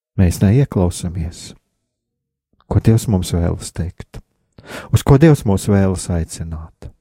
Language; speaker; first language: Latvian; native; Latvian